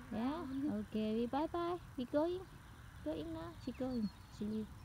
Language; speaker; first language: English; non-native, learner; Thai